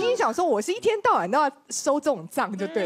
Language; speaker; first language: Chinese; native; Chinese